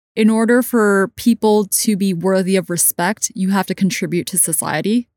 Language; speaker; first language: English; non-native, local second language; Cantonese